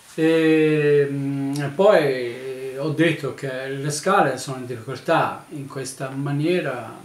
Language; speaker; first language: Italian; non-native, learner; Albanian